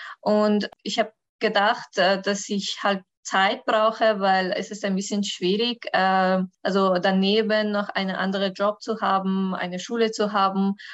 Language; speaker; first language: German; non-native, learner; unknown